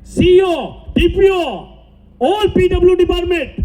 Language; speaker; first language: Hindi; non-native, local second language; Marathi